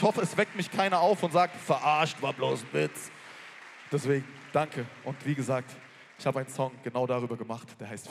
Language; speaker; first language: German; native; German